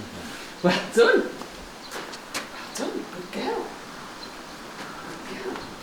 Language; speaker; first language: English; native; English